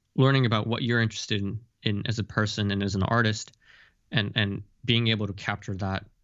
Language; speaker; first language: English; early bilingual, heritage; Japanese